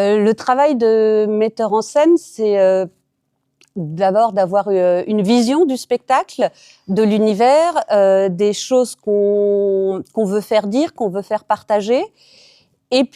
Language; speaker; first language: French; native; French